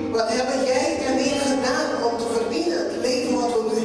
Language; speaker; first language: Dutch; non-native, local second language; Papiamento